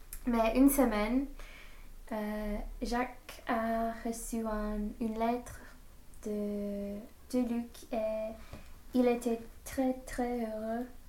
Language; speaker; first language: French; non-native, learner; English